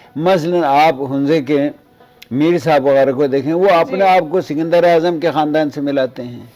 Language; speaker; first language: Urdu; non-native, local second language; Balti